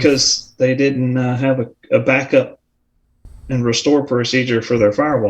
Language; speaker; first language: English; native; English